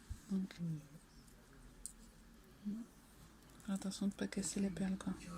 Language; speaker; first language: French; native; French